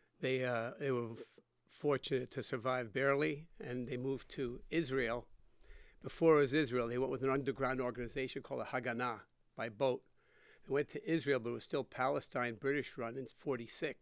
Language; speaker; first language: English; native; English